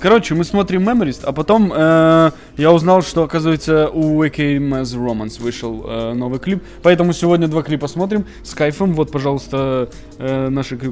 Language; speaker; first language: Russian; native; Russian